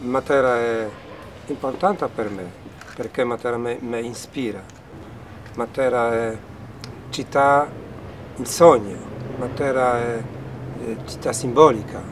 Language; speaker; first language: Italian; non-native, learner; Polish